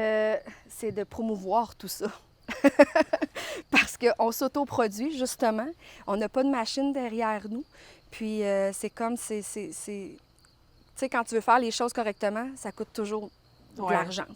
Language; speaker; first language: French; native; French